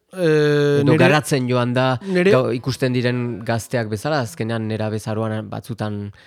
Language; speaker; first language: Basque; native; Basque